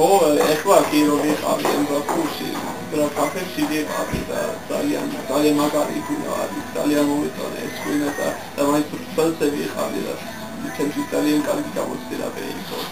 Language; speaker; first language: Georgian; non-native, learner; English